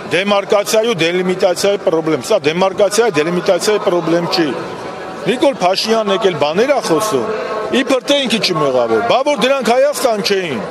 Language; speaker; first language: Armenian; native; Armenian